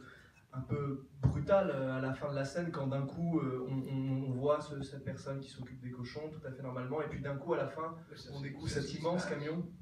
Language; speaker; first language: French; native; French